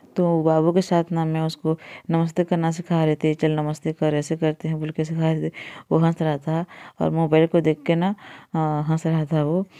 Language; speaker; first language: Hindi; non-native, local second language; Odia